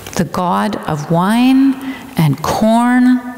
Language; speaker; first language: English; native; English